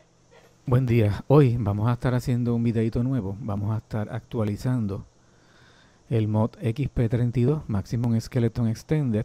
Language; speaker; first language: Spanish; native; Spanish